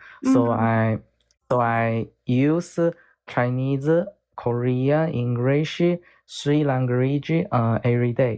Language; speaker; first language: English; non-native, learner; Korean